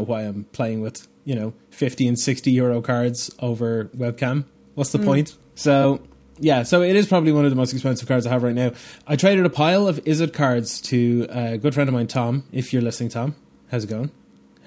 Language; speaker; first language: English; native; English